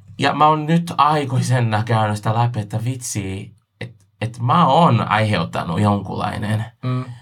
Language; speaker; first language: Finnish; non-native, fluent; Portuguese